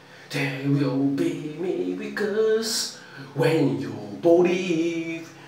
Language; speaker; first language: English; non-native, local second language; Chinese